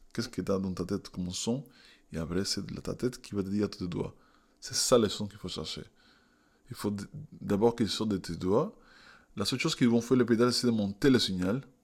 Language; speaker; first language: French; non-native, fluent; Spanish